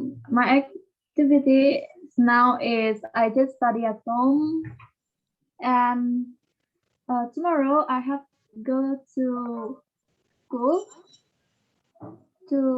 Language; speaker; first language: English; non-native, learner; Indonesian